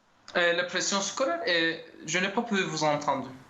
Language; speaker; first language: French; non-native, fluent; Turkish